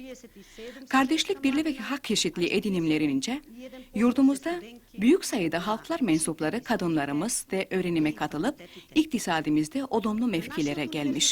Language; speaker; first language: Turkish; native; Turkish